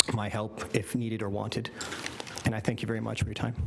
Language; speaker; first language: English; native; English